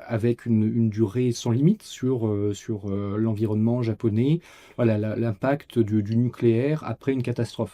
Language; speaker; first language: French; native; French